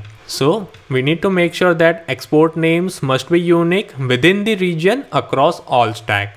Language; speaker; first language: English; non-native, local second language; Hindi